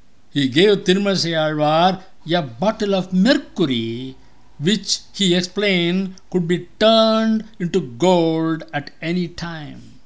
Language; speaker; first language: English; non-native, local second language; Tamil